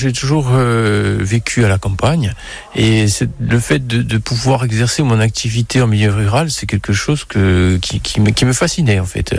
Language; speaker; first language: French; native; French